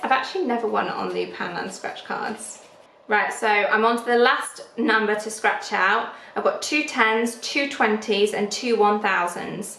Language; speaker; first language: English; native; English